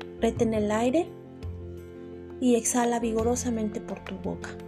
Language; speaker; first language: Spanish; native; Spanish